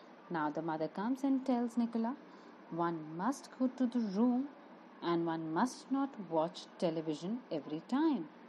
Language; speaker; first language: English; non-native, local second language; Hindi